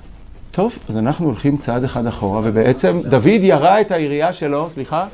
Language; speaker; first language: Hebrew; native; Hebrew